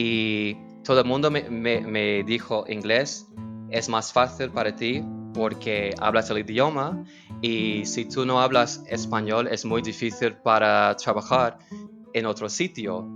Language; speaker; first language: Spanish; non-native, learner; English